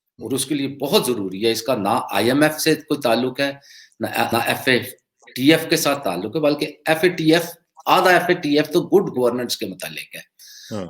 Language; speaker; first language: Urdu; non-native, local second language; Punjabi